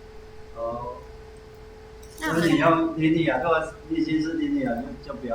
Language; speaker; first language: Chinese; native; Chinese